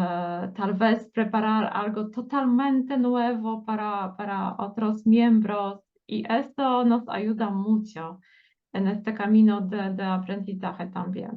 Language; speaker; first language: Spanish; non-native, fluent; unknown